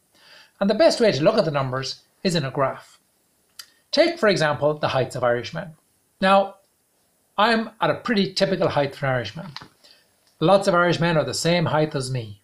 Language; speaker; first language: English; native; English